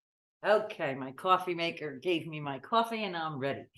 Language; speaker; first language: English; native; English